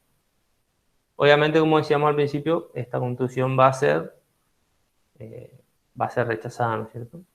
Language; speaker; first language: Spanish; native; Spanish